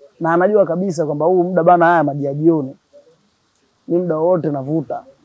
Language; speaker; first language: Swahili; native; Swahili